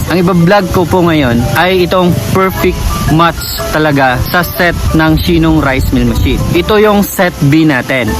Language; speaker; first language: Filipino; native; Filipino